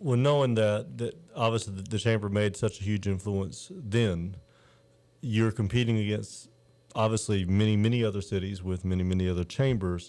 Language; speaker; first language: English; native; English